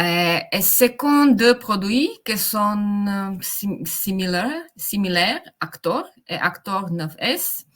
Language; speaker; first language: French; non-native, fluent; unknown